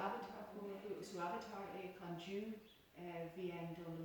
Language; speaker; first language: French; non-native, learner; English